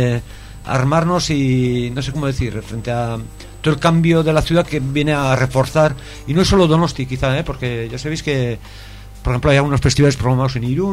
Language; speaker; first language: Spanish; native; Spanish